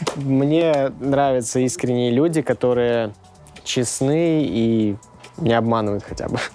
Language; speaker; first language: Russian; native; Russian